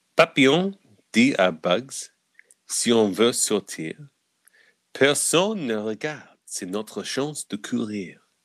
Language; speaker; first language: French; non-native, learner; English